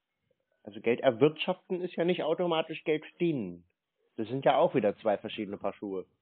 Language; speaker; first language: German; native; German